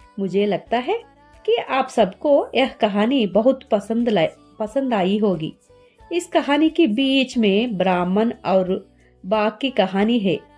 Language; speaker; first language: Hindi; non-native, learner; Telugu